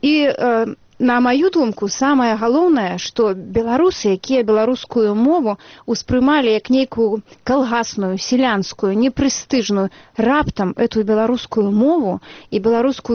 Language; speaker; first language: Belarusian; native; Belarusian